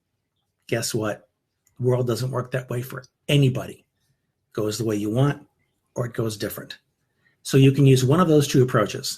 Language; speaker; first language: English; native; English